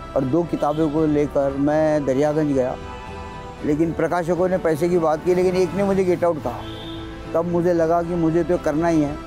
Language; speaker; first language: Hindi; non-native, local second language; Marathi